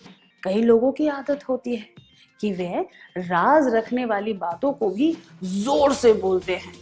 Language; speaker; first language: Hindi; native; Hindi